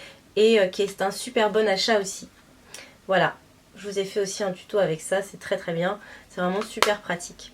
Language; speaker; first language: French; native; French